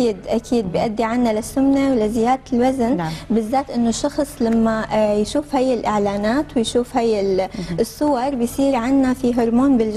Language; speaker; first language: Arabic; native; Arabic